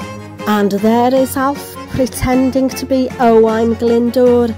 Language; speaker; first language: English; native; English